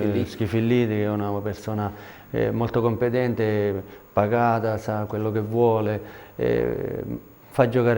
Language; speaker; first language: Italian; native; Italian